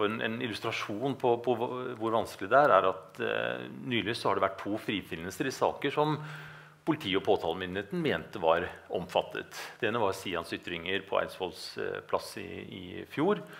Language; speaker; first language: Norwegian; native; Norwegian